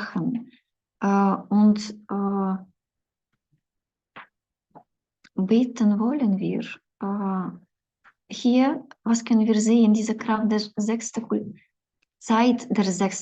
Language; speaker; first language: German; non-native, fluent; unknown